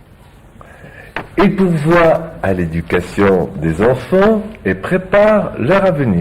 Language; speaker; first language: French; native; French